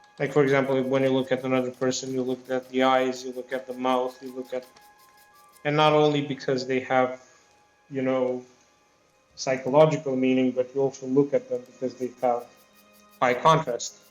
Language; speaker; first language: English; non-native, fluent; Romanian